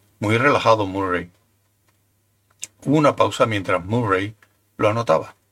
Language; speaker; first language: Spanish; native; Spanish